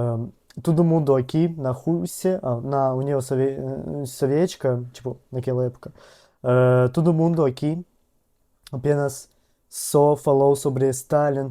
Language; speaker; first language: Portuguese; non-native, learner; Russian